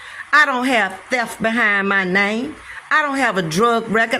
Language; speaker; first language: English; native; English